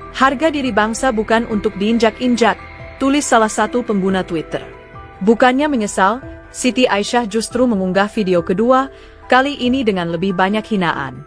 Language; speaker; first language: Indonesian; native; Indonesian